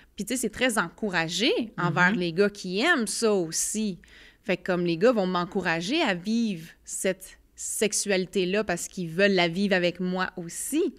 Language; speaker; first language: French; native; French